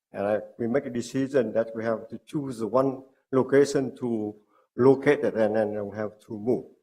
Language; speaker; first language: English; non-native, learner; Vietnamese